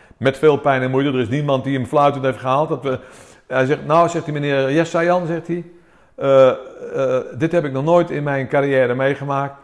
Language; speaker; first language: Dutch; early bilingual, other home language; Armenian